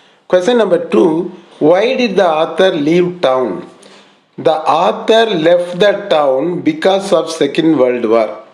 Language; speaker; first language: English; non-native, local second language; Tamil